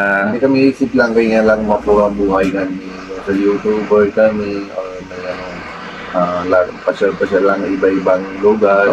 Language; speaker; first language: Filipino; non-native, learner; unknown